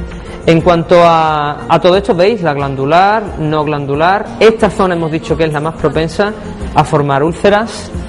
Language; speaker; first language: Spanish; native; Spanish